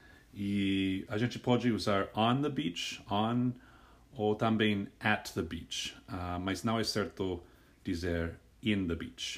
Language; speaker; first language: Portuguese; non-native, fluent; English